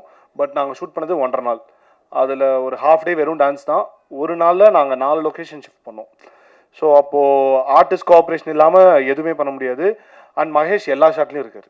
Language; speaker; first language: Tamil; native; Tamil